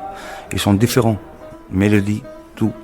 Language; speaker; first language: French; non-native, local second language; Arabic